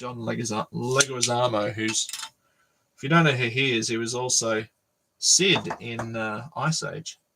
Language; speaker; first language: English; native; English